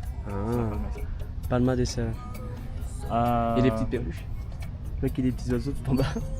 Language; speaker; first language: French; native; French